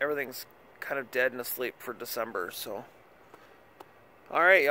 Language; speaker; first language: English; native; English